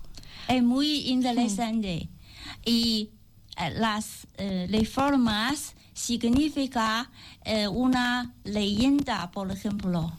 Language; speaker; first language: Spanish; non-native, learner; Chinese